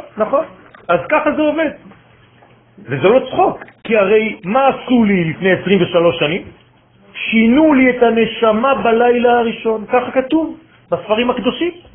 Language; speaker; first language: Hebrew; non-native, fluent; French